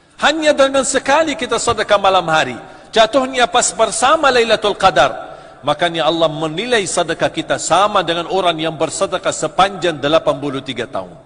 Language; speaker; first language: Malay; non-native, fluent; Arabic